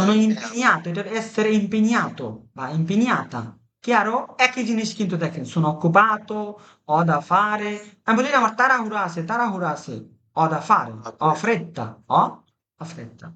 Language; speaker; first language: Italian; non-native, fluent; Bangla